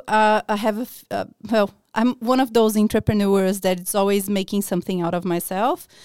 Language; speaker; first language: English; non-native, fluent; Portuguese